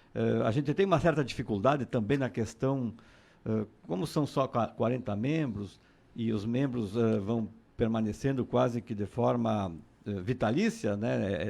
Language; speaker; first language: Portuguese; native; Portuguese